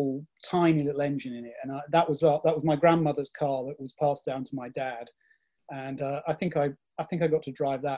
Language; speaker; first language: English; native; English